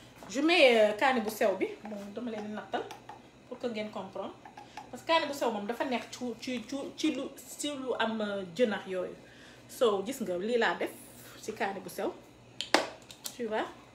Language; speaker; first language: French; non-native, local second language; Wolof